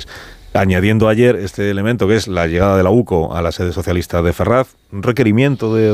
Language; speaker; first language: Spanish; native; Spanish